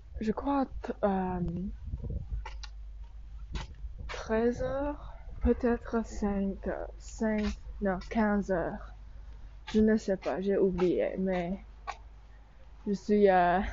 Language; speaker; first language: French; non-native, learner; English